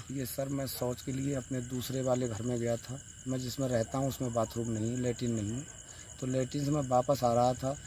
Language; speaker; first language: Hindi; native; Hindi